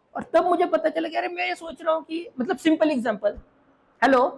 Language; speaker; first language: Hindi; non-native, local second language; Marathi